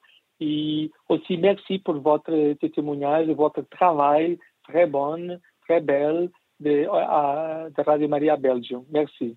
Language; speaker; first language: French; non-native, learner; Portuguese